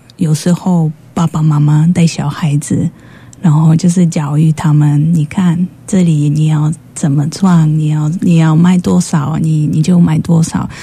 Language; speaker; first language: Chinese; non-native, fluent; Polish